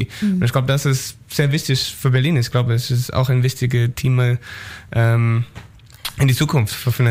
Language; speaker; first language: German; non-native, learner; English